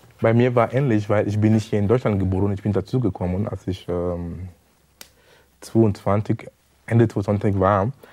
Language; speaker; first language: German; non-native, fluent; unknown